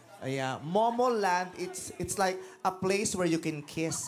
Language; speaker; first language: English; non-native, local second language; Filipino